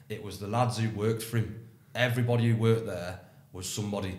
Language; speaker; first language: English; native; English